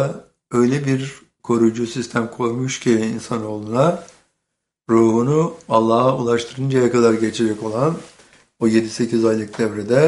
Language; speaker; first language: Turkish; native; Turkish